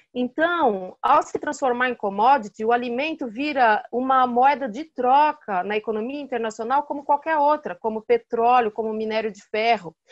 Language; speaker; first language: Portuguese; native; Portuguese